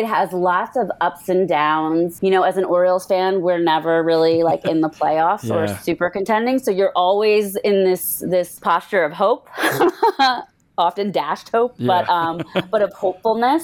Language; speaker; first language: English; native; English